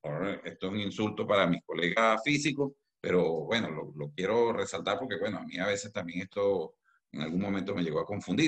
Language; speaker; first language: Spanish; native; Spanish